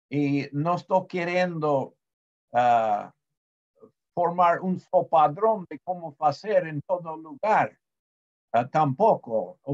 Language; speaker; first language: Portuguese; non-native, fluent; Spanish